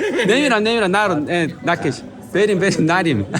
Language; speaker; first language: Persian; non-native, learner; Korean